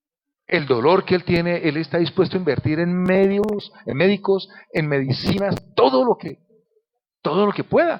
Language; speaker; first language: Spanish; native; Spanish